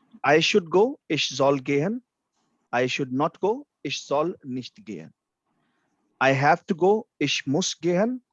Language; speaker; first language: German; non-native, fluent; Hindi